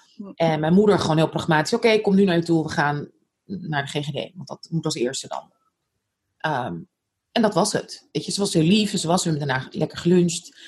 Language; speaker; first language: Dutch; early bilingual, other home language; Arabic